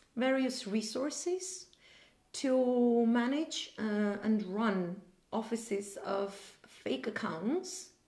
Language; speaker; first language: English; non-native, fluent; Armenian